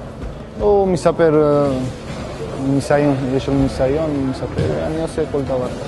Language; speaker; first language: Hebrew; non-native, learner; Georgian